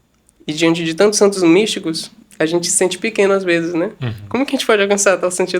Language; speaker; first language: Portuguese; native; Portuguese